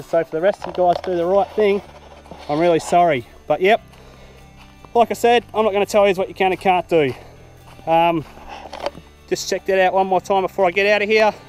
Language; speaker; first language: English; native; English